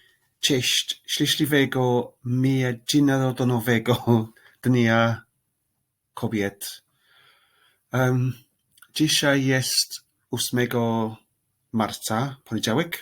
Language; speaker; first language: Polish; non-native, learner; English